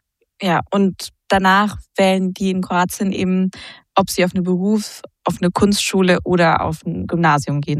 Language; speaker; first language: German; native; German